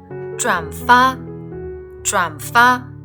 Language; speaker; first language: Chinese; non-native, fluent; Korean